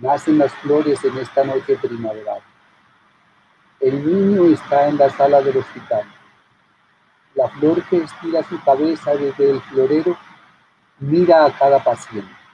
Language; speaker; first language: Spanish; native; Spanish